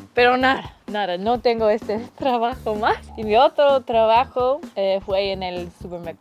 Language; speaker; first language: Spanish; non-native, learner; English